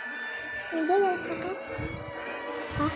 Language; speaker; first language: Filipino; non-native, local second language; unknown